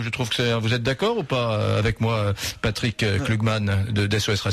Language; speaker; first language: French; native; French